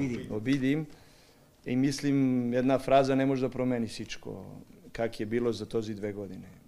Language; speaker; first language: Bulgarian; non-native, learner; Serbian